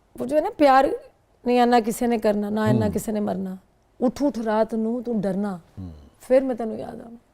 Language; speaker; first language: Urdu; non-native, local second language; Punjabi